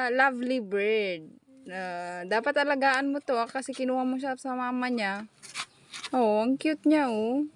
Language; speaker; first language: Filipino; non-native, local second language; Iloko